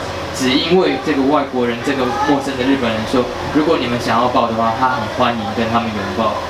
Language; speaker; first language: Chinese; native; Chinese